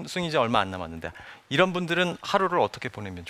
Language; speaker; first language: Korean; native; Korean